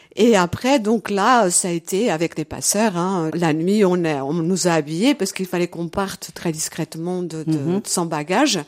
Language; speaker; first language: French; early bilingual, other home language; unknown